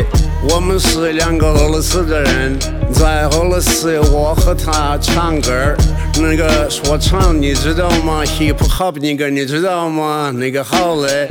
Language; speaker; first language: Chinese; non-native, learner; Russian